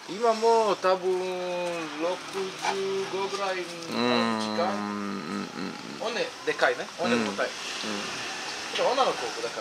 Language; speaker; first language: Japanese; non-native, learner; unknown